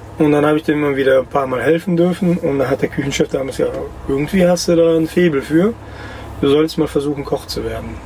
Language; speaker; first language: German; early bilingual, other home language; Russian